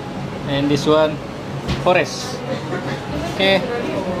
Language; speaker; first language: English; non-native, learner; Indonesian